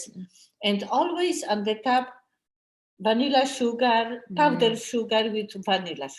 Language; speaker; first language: English; non-native, learner; Polish